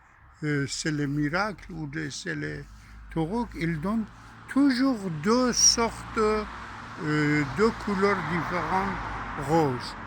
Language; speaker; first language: French; non-native, fluent; Persian